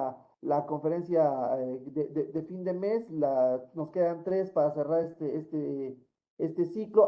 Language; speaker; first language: Spanish; native; Spanish